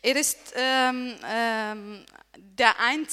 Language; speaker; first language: German; non-native, learner; Arabic